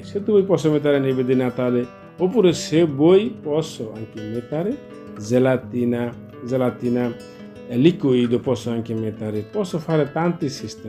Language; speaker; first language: Italian; non-native, learner; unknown